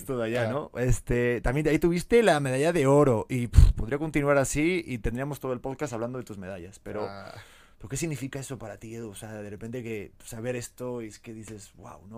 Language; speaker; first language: Spanish; native; Spanish